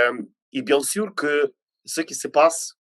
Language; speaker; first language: French; non-native, fluent; Ukrainian